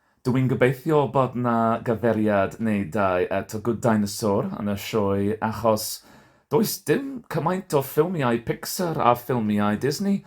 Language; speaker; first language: Welsh; non-native, fluent; English